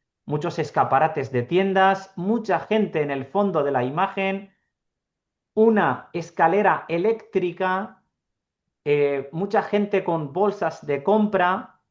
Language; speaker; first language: Spanish; non-native, fluent; Urdu